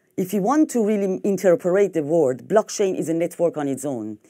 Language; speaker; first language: English; non-native, fluent; French